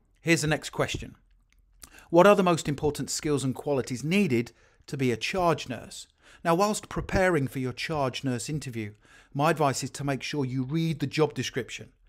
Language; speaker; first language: English; native; English